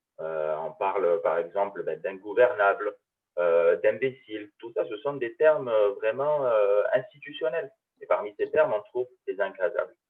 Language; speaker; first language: French; early bilingual, other home language; Arabic